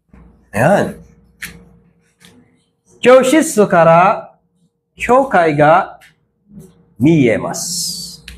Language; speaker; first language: Japanese; non-native, fluent; Filipino